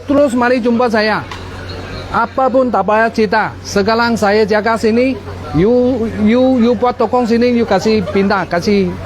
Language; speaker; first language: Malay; non-native, local second language; Cantonese